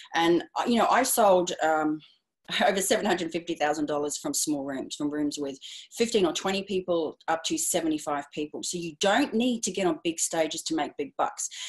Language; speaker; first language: English; native; English